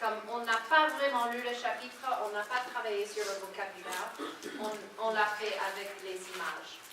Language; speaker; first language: French; non-native, fluent; English